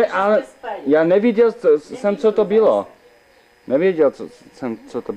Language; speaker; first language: Czech; early bilingual, heritage; Czech